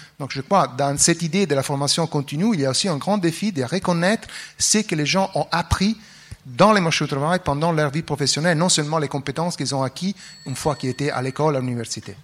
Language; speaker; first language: French; non-native, fluent; Italian